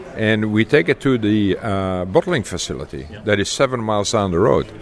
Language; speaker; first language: English; non-native, fluent; Dutch